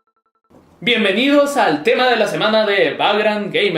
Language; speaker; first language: Spanish; native; Spanish